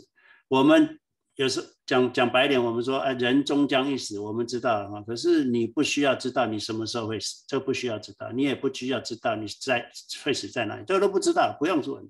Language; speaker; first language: Chinese; native; Chinese